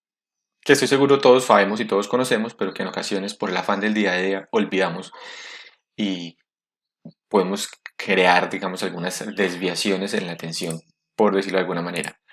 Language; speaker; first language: Spanish; native; Spanish